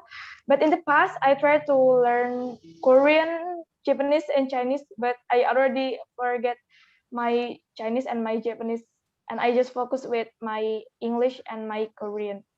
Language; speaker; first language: English; non-native, learner; Indonesian